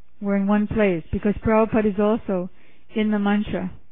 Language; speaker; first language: English; native; English